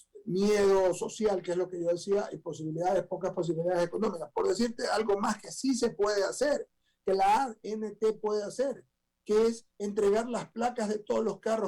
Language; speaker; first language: Spanish; native; Spanish